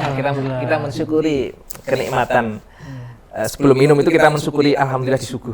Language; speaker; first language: Indonesian; native; Indonesian